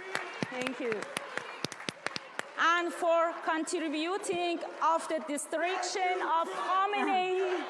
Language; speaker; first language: English; non-native, learner; Persian